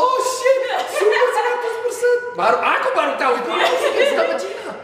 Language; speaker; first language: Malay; non-native, fluent; English